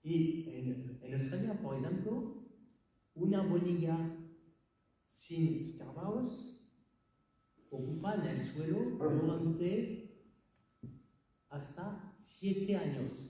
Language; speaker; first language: Spanish; non-native, learner; French